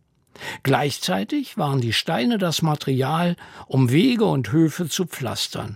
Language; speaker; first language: German; native; German